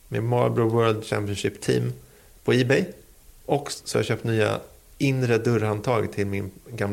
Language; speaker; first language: Swedish; native; Swedish